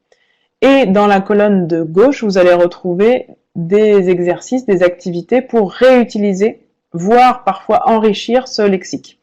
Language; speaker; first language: French; native; French